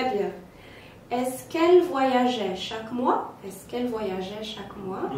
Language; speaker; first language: French; non-native, fluent; Polish